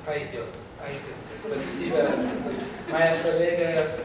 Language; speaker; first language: Russian; non-native, learner; English